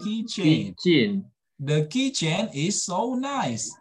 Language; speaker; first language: English; non-native, fluent; Indonesian